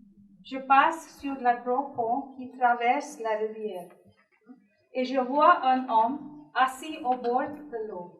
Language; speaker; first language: French; non-native, learner; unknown